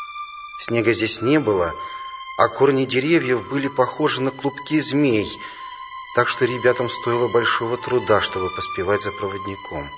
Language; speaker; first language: Russian; native; Russian